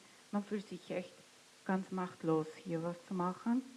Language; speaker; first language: German; non-native, fluent; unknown